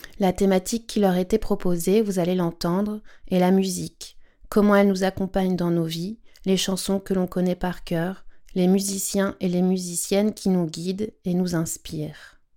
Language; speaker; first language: French; native; French